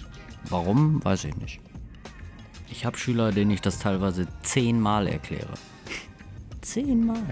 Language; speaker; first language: German; native; German